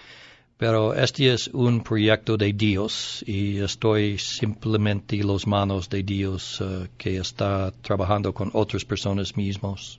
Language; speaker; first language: Spanish; non-native, learner; English